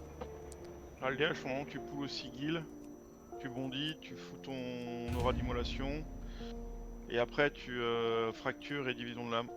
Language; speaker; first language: French; native; French